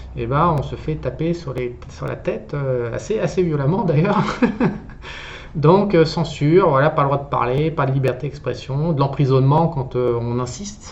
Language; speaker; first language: French; native; French